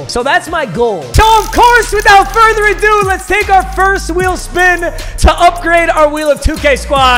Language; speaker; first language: English; native; English